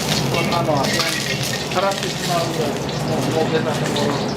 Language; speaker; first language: Japanese; native; Japanese